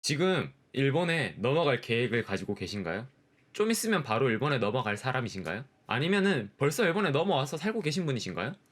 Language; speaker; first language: Korean; native; Korean